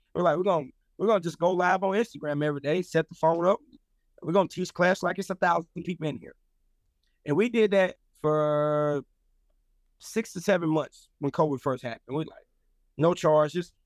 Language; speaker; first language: English; native; English